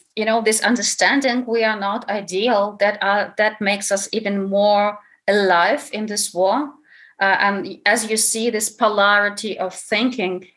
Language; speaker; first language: English; non-native, fluent; Ukrainian